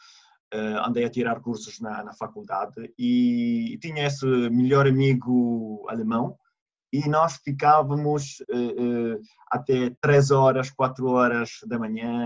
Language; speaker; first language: Portuguese; non-native, fluent; Italian